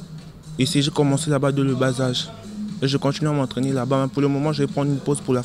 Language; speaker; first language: French; non-native, local second language; Lingala